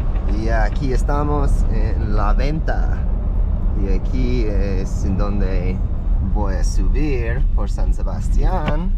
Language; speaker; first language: Spanish; non-native, fluent; English